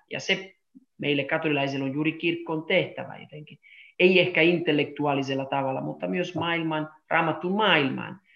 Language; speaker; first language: Finnish; non-native, fluent; Italian